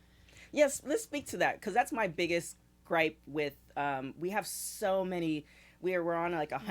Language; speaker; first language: English; native; English